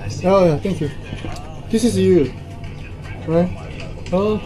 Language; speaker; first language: English; non-native, learner; Korean